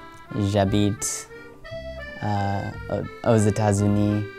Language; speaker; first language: French; non-native, learner; English